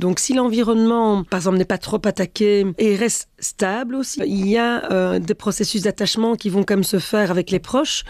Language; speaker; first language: French; native; French